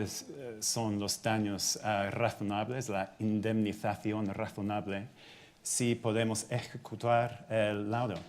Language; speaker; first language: Spanish; non-native, fluent; English